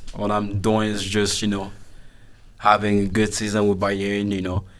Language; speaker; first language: English; non-native, fluent; French